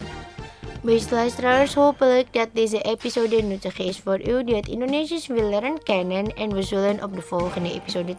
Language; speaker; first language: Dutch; non-native, learner; Indonesian